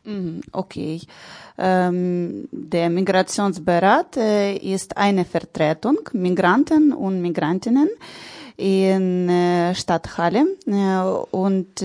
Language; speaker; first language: German; non-native, learner; Ukrainian